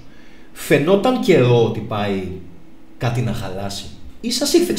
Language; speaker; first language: Greek; native; Greek